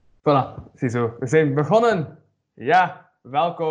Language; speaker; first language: Dutch; native; Dutch